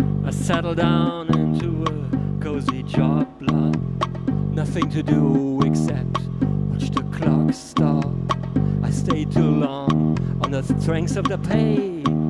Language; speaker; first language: English; non-native, fluent; German